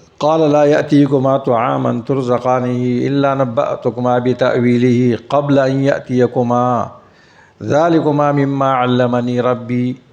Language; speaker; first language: Urdu; non-native, local second language; Pashto